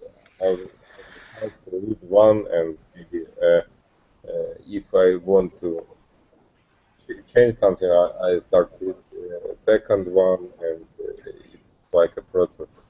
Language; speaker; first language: English; non-native, learner; Russian